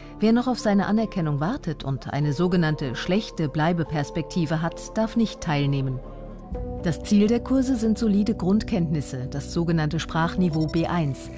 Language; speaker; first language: German; native; German